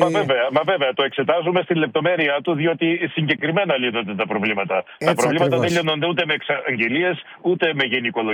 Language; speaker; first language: Greek; native; Greek